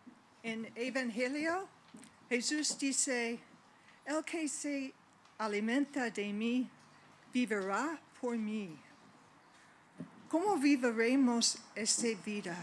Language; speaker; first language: Spanish; non-native, fluent; English